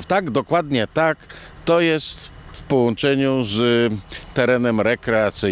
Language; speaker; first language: Polish; native; Polish